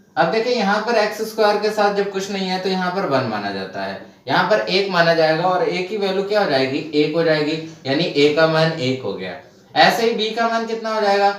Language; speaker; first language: Hindi; native; Hindi